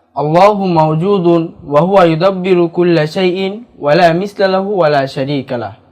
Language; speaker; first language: Arabic; non-native, learner; Bangla